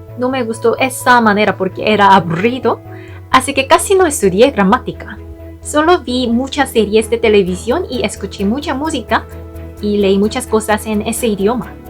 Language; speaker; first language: Spanish; non-native, fluent; Korean